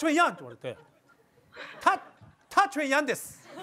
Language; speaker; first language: Chinese; non-native, learner; Japanese